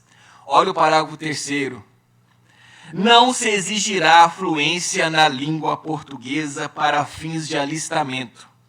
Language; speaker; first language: Portuguese; native; Portuguese